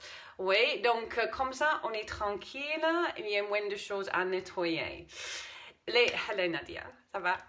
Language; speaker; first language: French; non-native, fluent; English